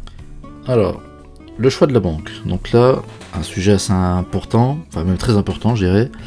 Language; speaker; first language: French; native; French